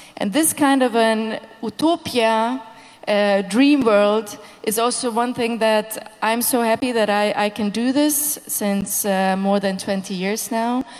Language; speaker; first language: English; non-native, fluent; Hungarian